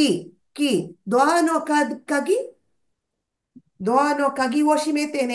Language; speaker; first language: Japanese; non-native, fluent; Tamil